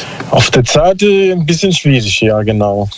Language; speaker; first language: German; non-native, learner; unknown